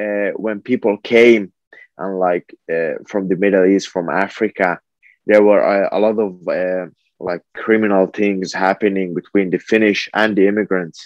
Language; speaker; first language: English; non-native, fluent; Finnish